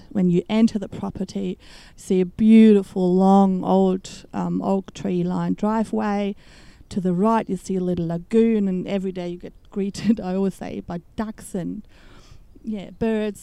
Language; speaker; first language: English; non-native, fluent; German